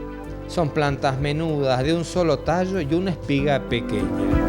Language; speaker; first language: Spanish; native; Spanish